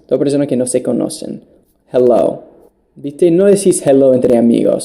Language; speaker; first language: Spanish; non-native, fluent; English